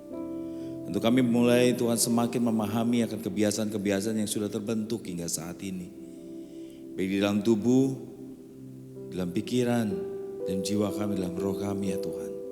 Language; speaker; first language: Indonesian; native; Indonesian